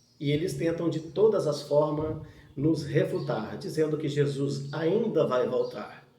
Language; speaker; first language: Portuguese; native; Portuguese